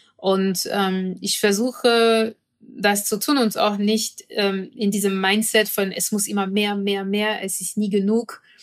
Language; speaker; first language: German; non-native, fluent; French